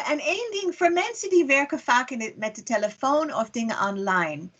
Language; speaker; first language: Dutch; non-native, fluent; English